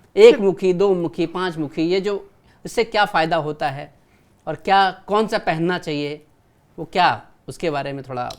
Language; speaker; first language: Hindi; native; Hindi